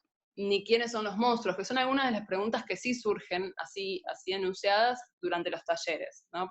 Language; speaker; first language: Spanish; native; Spanish